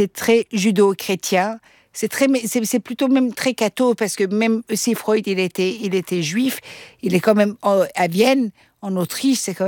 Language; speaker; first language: French; non-native, fluent; Persian